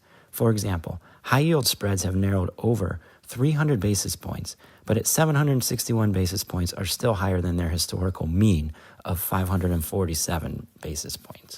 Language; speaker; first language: English; native; English